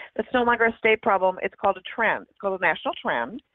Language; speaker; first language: English; native; English